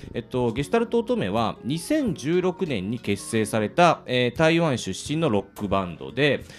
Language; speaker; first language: Japanese; native; Japanese